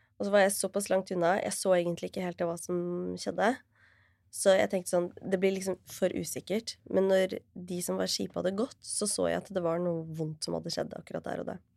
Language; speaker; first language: Norwegian; early bilingual, other home language; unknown